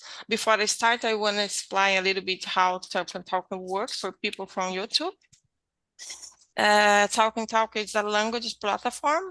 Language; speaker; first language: English; non-native, learner; Portuguese